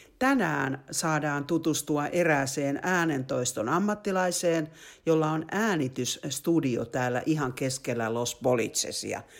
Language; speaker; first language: Finnish; native; Finnish